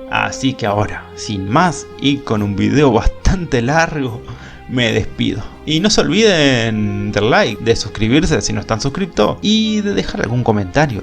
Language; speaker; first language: Spanish; native; Spanish